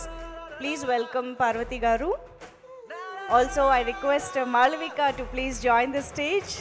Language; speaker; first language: Telugu; native; Telugu